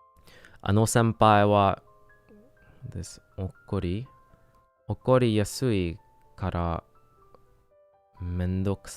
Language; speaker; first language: Japanese; non-native, learner; English